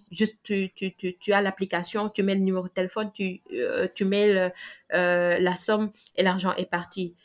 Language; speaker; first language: French; non-native, local second language; Wolof